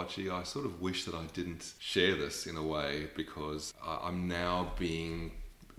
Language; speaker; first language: English; native; English